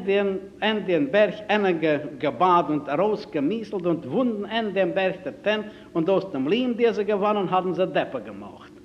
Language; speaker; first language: German; native; German